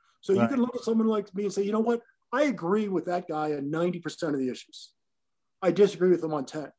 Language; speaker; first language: English; native; English